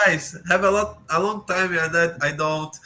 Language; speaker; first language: English; non-native, learner; Portuguese